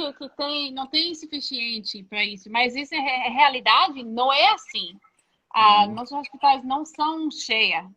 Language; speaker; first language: Portuguese; non-native, fluent; English